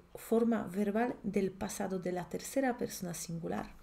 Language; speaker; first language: Spanish; non-native, fluent; Polish